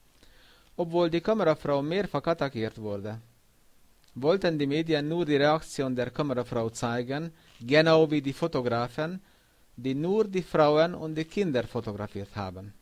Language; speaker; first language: German; non-native, fluent; Hungarian